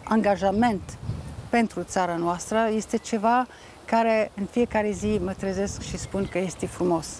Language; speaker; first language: Romanian; non-native, fluent; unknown